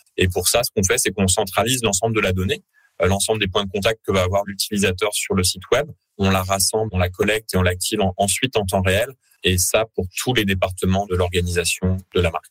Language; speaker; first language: French; native; French